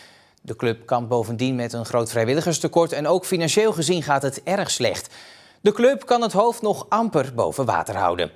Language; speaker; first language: Dutch; native; Dutch